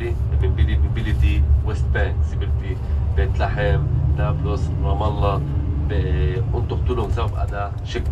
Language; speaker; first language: Indonesian; non-native, learner; Arabic